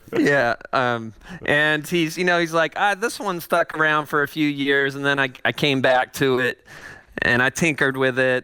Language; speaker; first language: English; native; English